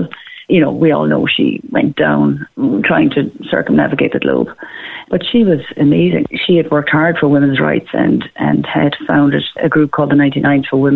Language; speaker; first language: English; native; English